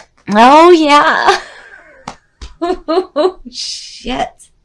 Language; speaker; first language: English; native; English